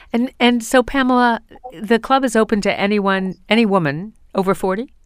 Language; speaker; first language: English; native; English